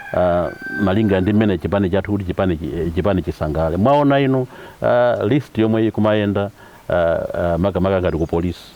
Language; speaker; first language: Nyanja; native; Nyanja